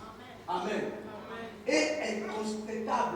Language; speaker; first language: French; non-native, local second language; Lingala